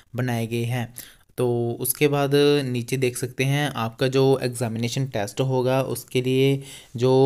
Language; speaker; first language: Hindi; native; Hindi